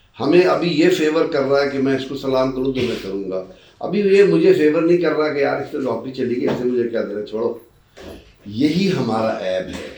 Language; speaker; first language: Urdu; native; Urdu